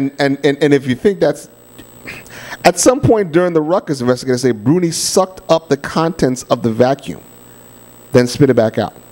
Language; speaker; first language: English; native; English